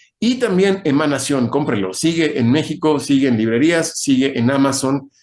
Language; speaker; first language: Spanish; native; Spanish